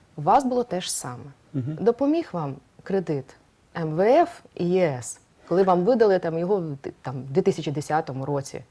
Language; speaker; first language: Ukrainian; native; Ukrainian